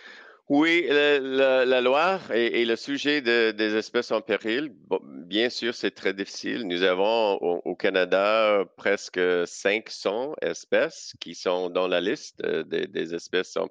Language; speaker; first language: French; non-native, local second language; English